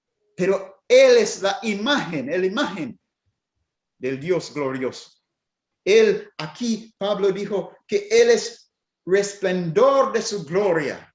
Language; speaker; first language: Spanish; non-native, fluent; English